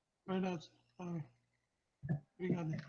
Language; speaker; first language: Portuguese; native; Portuguese